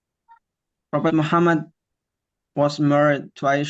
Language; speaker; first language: English; non-native, learner; Indonesian